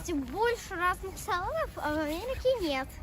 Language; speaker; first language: Russian; early bilingual, heritage; English